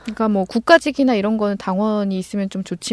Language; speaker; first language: Korean; native; Korean